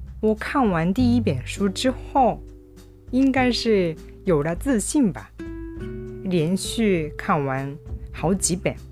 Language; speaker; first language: Chinese; non-native, fluent; Japanese